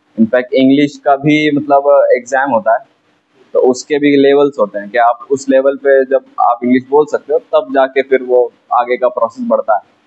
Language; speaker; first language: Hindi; native; Hindi